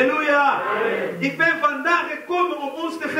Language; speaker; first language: Dutch; non-native, fluent; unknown